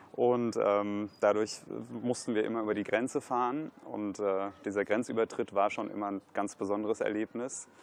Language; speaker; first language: German; native; German